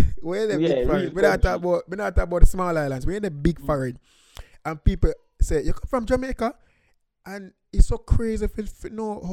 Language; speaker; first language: English; non-native, local second language; Jamaican Creole English